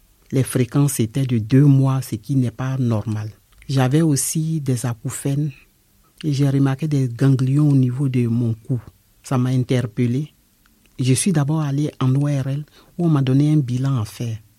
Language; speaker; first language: French; non-native, local second language; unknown